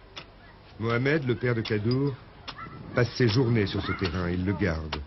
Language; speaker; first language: French; native; French